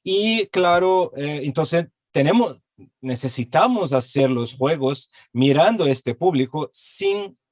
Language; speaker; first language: Spanish; non-native, fluent; Portuguese